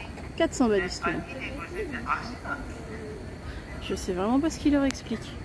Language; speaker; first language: French; native; French